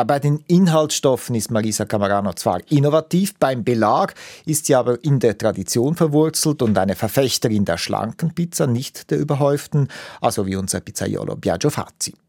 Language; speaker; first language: German; native; German